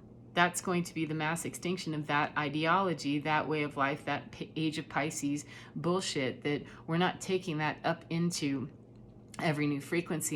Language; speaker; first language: English; native; English